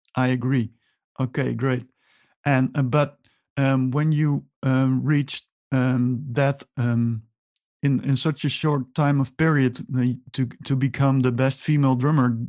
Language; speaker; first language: English; non-native, fluent; Dutch